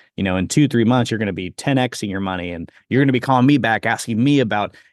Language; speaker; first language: English; native; English